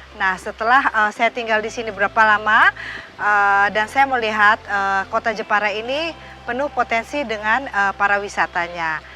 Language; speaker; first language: Indonesian; native; Indonesian